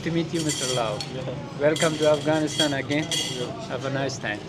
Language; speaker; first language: English; non-native, learner; Persian